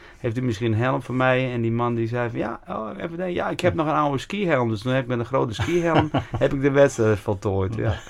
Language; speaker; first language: Dutch; non-native, local second language; Western Frisian